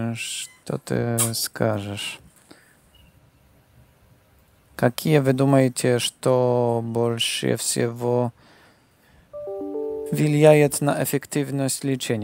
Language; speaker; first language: Russian; non-native, learner; Polish